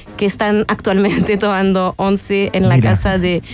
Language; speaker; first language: Spanish; non-native, fluent; French